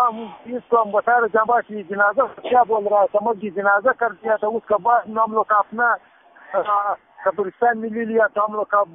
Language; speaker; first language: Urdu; non-native, fluent; Pashto